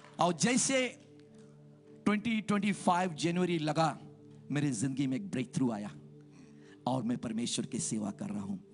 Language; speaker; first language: Hindi; native; Hindi